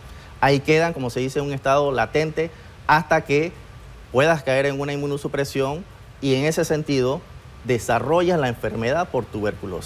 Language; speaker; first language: Spanish; native; Spanish